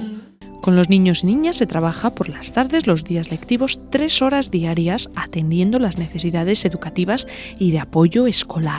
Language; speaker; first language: Spanish; native; Spanish